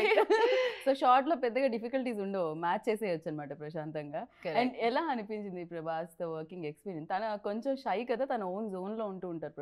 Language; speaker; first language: Telugu; native; Telugu